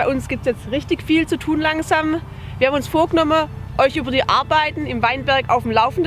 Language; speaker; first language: German; native; German